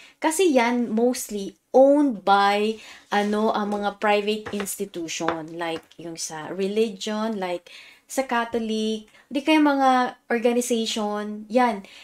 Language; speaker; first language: Filipino; native; Filipino